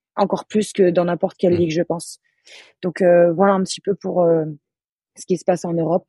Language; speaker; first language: French; native; French